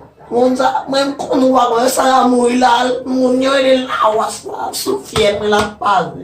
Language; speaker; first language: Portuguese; non-native, learner; Haitian Creole